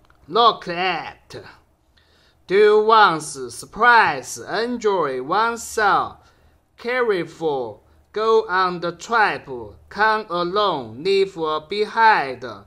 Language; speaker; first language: English; non-native, learner; Chinese